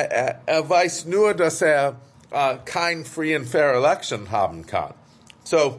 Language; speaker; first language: German; non-native, fluent; English